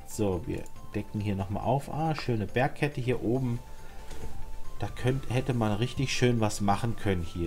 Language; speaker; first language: German; native; German